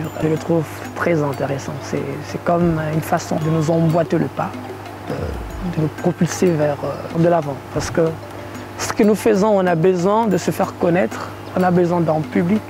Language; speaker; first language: French; non-native, local second language; Lingala